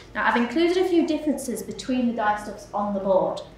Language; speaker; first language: English; native; English